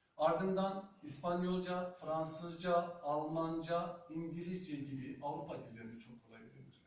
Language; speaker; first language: Turkish; non-native, local second language; Zaza